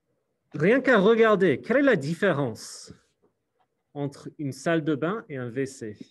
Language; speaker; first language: French; non-native, fluent; English